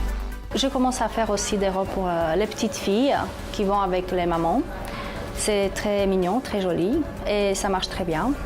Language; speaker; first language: French; non-native, fluent; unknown